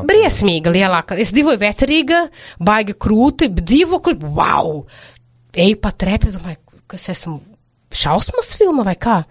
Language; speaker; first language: Latvian; non-native, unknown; Portuguese